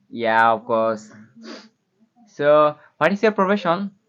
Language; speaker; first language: English; non-native, learner; Bangla